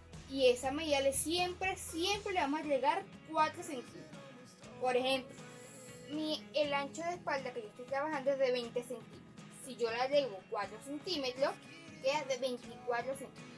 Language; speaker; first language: Spanish; native; Spanish